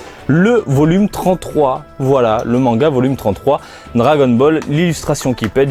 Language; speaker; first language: French; native; French